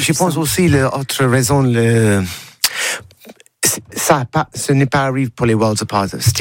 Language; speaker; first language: French; non-native, learner; English